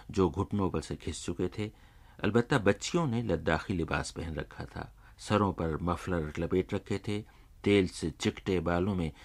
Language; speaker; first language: Urdu; native; Urdu